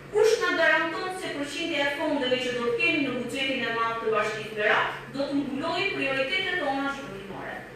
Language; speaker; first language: Albanian; native; Albanian